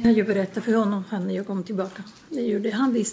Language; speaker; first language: Swedish; non-native, fluent; Spanish